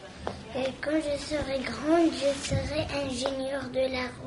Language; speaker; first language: French; early bilingual, other home language; Arabic